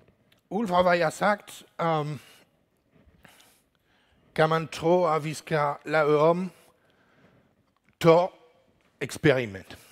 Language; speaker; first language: Danish; non-native, learner; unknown